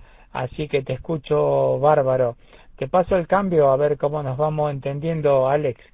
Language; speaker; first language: Spanish; native; Spanish